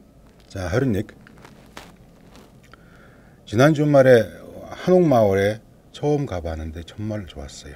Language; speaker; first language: Korean; non-native, fluent; Mongolian